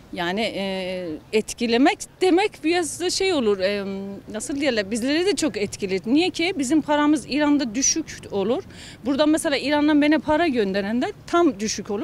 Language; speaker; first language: Turkish; non-native, learner; Azerbaijani